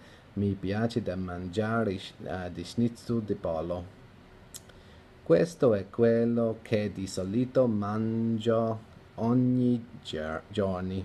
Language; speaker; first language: Italian; non-native, learner; English